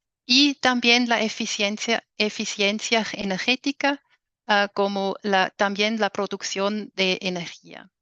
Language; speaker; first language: Spanish; non-native, fluent; German